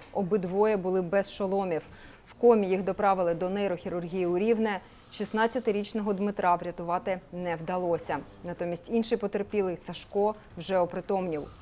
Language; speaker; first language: Ukrainian; native; Ukrainian